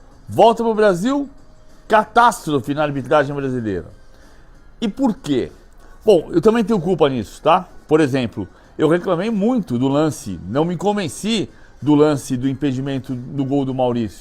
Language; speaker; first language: Portuguese; native; Portuguese